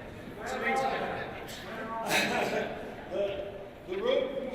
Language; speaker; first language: English; native; English